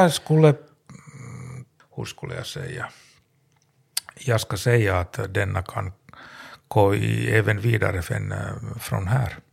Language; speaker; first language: Swedish; non-native, learner; Finnish